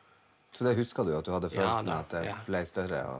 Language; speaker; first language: Norwegian; native; Norwegian